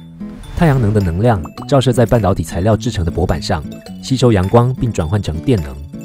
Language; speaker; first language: Chinese; native; Chinese